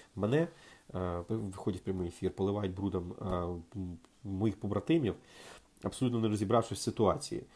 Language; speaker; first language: Ukrainian; native; Ukrainian